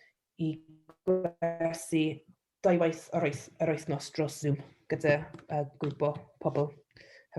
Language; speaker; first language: Welsh; non-native, local second language; English